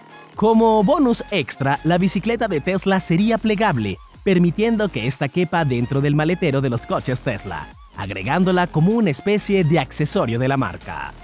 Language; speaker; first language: Spanish; native; Spanish